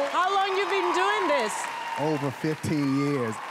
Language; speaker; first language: English; native; English